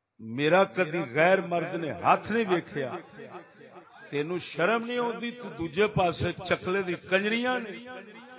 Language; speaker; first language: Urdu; non-native, local second language; Punjabi